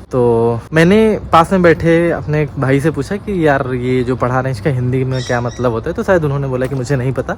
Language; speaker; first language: Hindi; native; Hindi